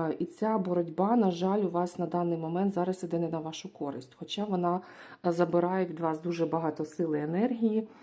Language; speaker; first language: Ukrainian; non-native, local second language; Russian